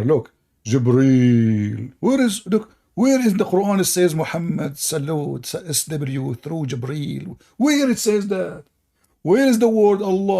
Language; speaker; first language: English; non-native, fluent; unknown